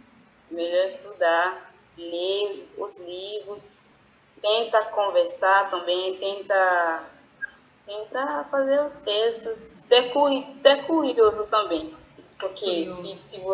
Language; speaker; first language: Portuguese; non-native, fluent; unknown